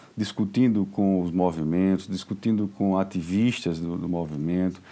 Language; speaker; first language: Portuguese; native; Portuguese